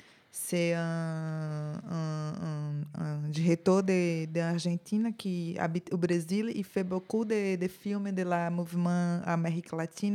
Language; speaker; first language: French; non-native, learner; Portuguese